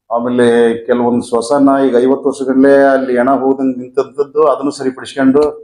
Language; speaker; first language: Kannada; native; Kannada